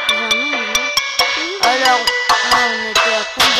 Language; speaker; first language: French; native; French